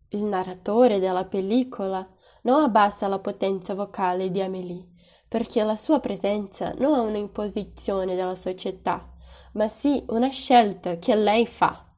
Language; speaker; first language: Italian; non-native, fluent; Portuguese